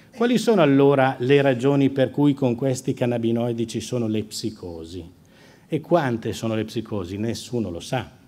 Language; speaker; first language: Italian; native; Italian